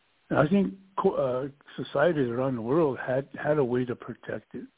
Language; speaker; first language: English; early bilingual, other home language; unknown